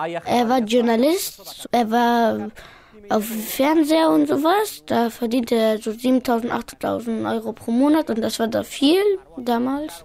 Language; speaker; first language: German; early bilingual, other home language; Pashto